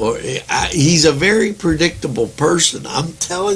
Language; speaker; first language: English; native; English